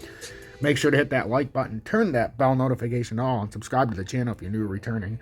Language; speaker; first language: English; native; English